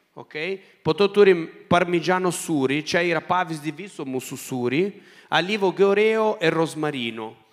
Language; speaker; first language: Lithuanian; non-native, fluent; Italian